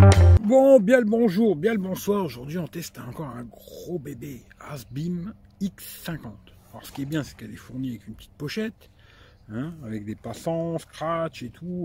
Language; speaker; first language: French; native; French